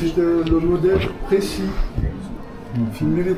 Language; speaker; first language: French; native; French